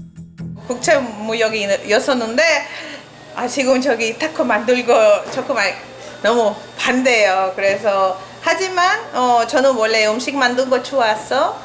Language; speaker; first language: Korean; non-native, learner; Spanish